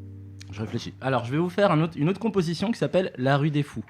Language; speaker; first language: French; native; French